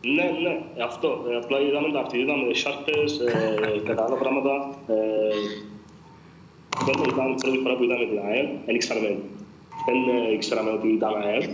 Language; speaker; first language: Greek; early bilingual, other home language; English